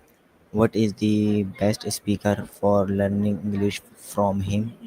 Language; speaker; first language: English; non-native, learner; Hindi